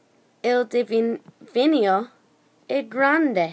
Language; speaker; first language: Italian; non-native, learner; English